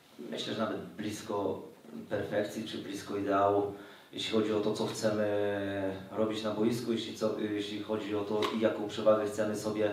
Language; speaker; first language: Polish; native; Polish